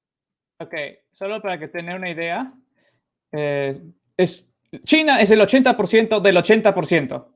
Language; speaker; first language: Spanish; native; Spanish